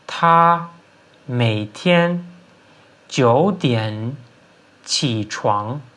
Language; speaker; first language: Chinese; non-native, fluent; Turkmen